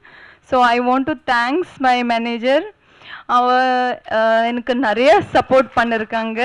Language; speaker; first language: Tamil; non-native, local second language; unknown